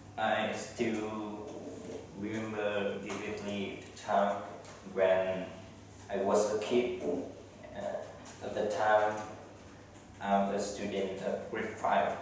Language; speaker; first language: English; non-native, learner; Vietnamese